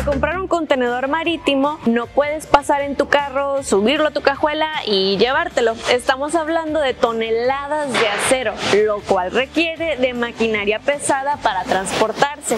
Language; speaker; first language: Spanish; native; Spanish